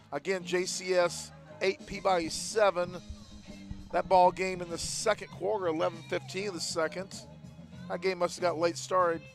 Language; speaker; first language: English; native; English